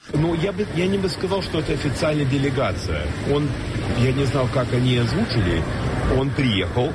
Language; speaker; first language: Russian; non-native, fluent; English